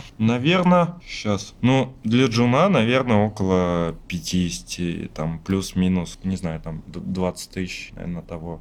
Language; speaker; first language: Russian; native; Russian